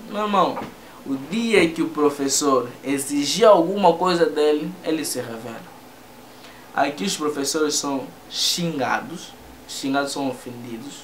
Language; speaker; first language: Portuguese; native; Portuguese